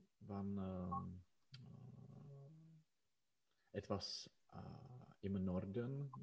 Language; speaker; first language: German; non-native, learner; Czech